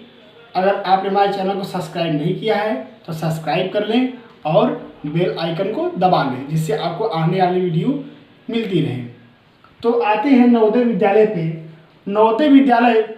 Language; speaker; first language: Hindi; native; Hindi